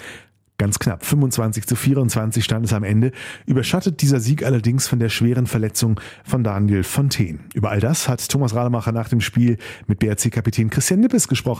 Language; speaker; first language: German; native; German